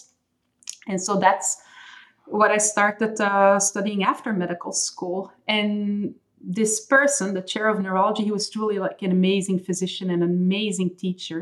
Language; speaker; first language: English; non-native, fluent; Dutch